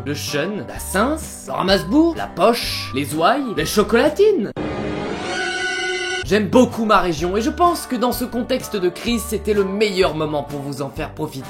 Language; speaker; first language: French; native; French